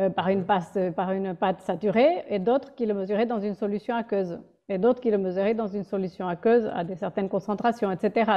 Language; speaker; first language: French; non-native, fluent; Spanish